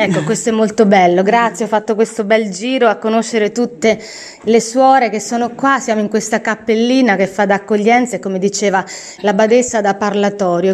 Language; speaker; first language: Italian; native; Italian